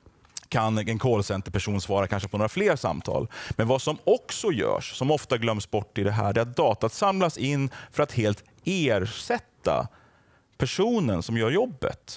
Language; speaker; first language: Swedish; native; Swedish